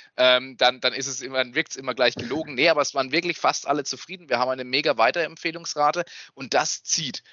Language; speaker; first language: German; native; German